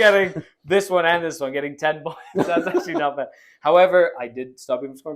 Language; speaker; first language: English; native; English